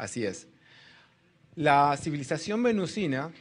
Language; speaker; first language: Spanish; native; Spanish